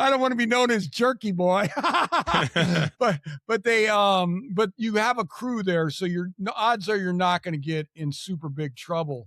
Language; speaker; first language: English; native; English